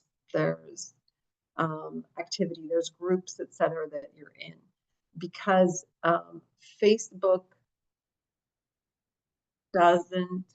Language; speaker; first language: English; native; English